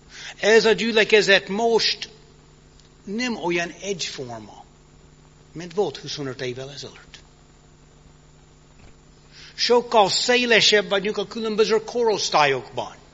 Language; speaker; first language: Hungarian; early bilingual, heritage; English